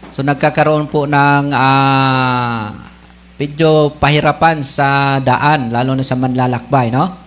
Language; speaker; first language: Filipino; non-native, local second language; Bikol